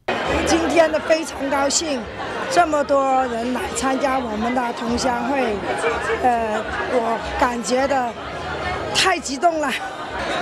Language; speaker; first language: Chinese; non-native, local second language; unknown